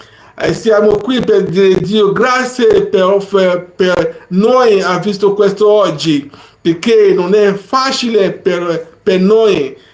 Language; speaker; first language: Italian; non-native, learner; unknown